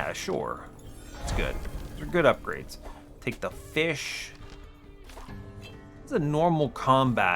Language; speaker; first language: English; native; English